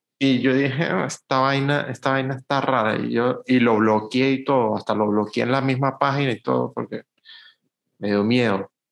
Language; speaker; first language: Spanish; native; Spanish